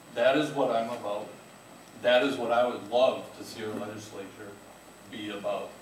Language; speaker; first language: English; native; English